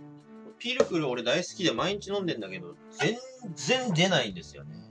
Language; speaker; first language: Japanese; native; Japanese